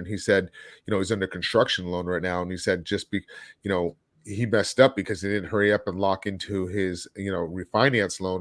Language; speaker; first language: English; native; English